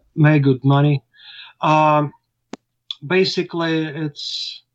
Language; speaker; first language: English; non-native, fluent; Ukrainian